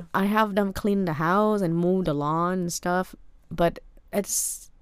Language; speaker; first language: English; non-native, fluent; Khmer